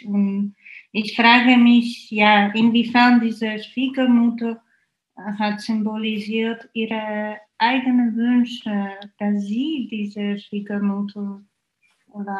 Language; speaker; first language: German; non-native, fluent; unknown